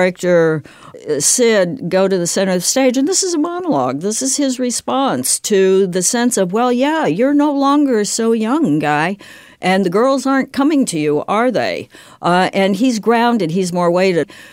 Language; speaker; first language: English; native; English